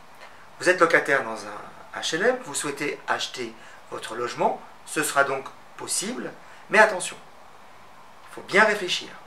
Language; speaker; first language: French; native; French